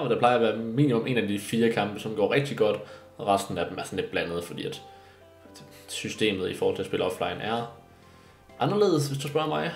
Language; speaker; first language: Danish; native; Danish